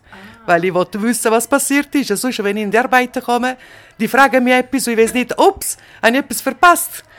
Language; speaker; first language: German; non-native, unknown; Italian